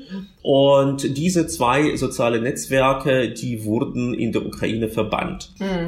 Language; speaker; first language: German; non-native, fluent; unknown